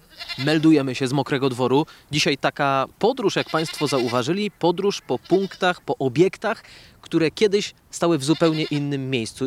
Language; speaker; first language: Polish; native; Polish